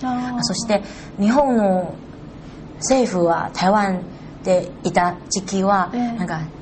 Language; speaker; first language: Japanese; non-native, learner; Chinese